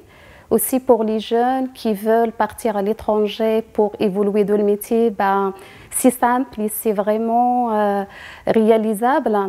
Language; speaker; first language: French; non-native, fluent; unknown